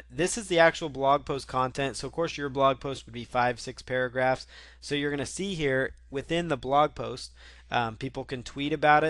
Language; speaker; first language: English; native; English